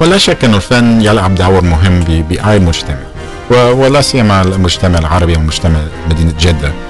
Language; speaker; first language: Arabic; non-native, fluent; English